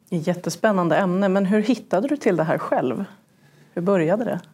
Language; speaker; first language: Swedish; native; Swedish